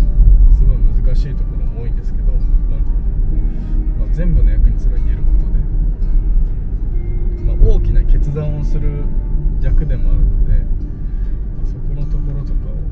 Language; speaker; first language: Japanese; native; Japanese